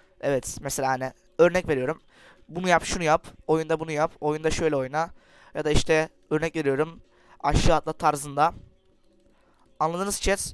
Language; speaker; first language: Turkish; native; Turkish